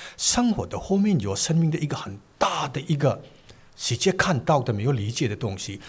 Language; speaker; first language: Chinese; non-native, learner; Manipuri